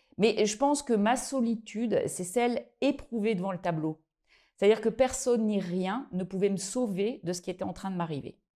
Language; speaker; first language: French; native; French